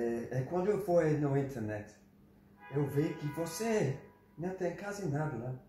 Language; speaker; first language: Portuguese; non-native, learner; English